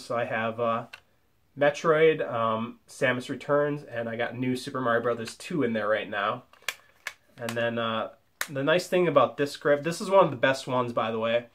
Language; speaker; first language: English; native; English